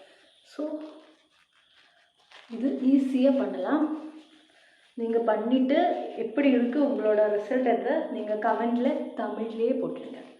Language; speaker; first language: Tamil; non-native, learner; Malayalam